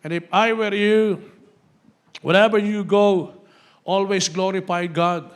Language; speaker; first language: English; non-native, local second language; Filipino